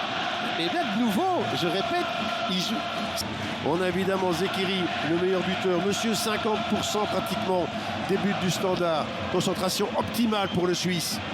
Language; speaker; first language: French; native; French